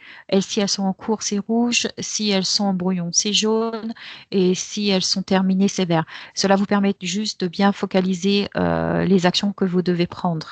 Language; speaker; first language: French; native; French